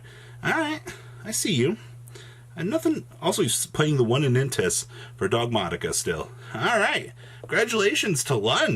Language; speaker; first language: English; native; English